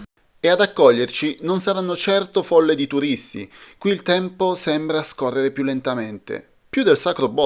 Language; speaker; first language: Italian; native; Italian